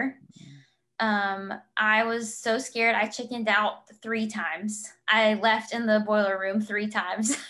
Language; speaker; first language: English; native; English